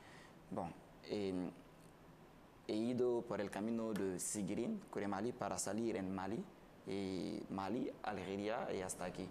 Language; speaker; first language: Spanish; non-native, learner; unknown